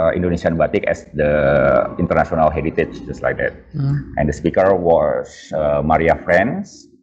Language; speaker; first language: English; non-native, fluent; Indonesian